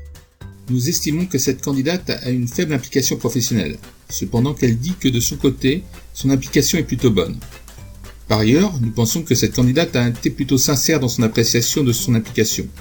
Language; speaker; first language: French; native; French